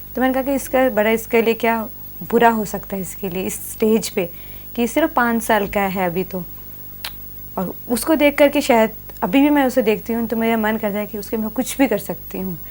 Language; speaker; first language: Hindi; non-native, local second language; Malayalam